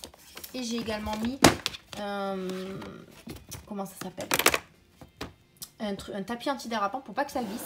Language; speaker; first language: French; native; French